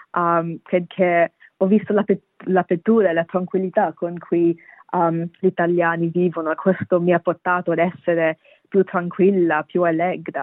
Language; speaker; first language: Italian; non-native, fluent; Bangla